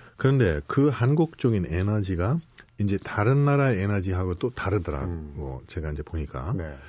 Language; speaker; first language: Korean; non-native, fluent; German